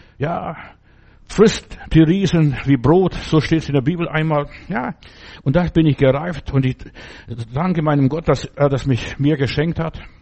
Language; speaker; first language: German; early bilingual, other home language; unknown